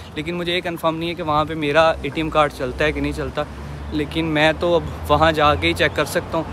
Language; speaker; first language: Urdu; non-native, local second language; Punjabi